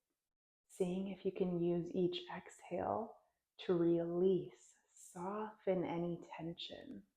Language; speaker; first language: English; native; English